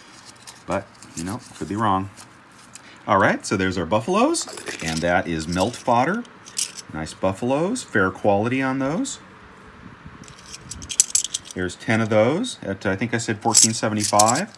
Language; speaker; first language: English; native; English